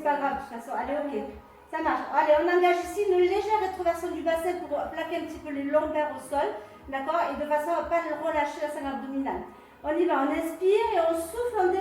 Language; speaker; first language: French; native; French